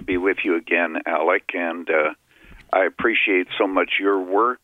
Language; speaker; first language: English; native; English